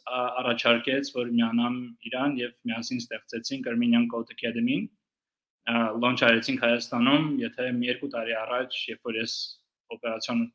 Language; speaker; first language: Armenian; early bilingual, heritage; Armenian